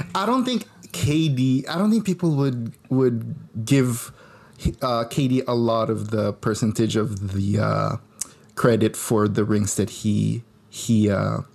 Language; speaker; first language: English; non-native, local second language; Filipino